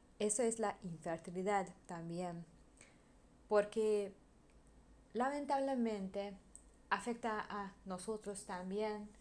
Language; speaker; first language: Spanish; non-native, learner; Hungarian